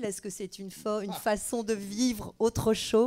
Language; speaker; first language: French; native; French